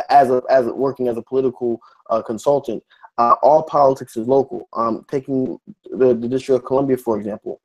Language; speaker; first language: English; native; English